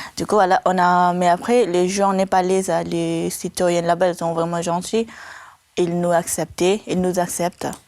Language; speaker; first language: French; non-native, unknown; Tibetan